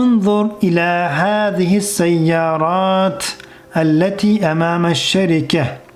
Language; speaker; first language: Arabic; non-native, fluent; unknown